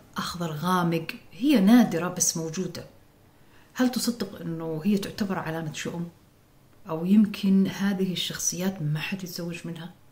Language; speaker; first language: Arabic; non-native, local second language; Somali